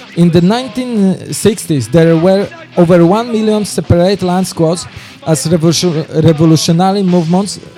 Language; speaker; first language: English; non-native, fluent; Polish